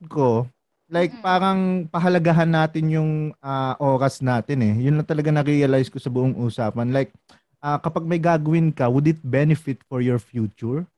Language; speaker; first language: Filipino; native; Filipino